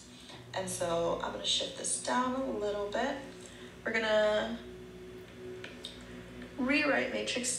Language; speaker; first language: English; native; English